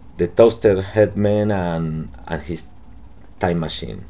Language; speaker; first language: English; non-native, local second language; Spanish